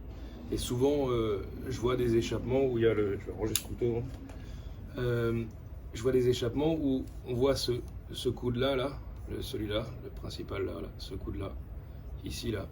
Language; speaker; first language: French; native; French